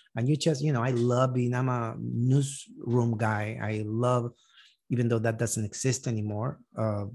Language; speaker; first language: English; non-native, fluent; Spanish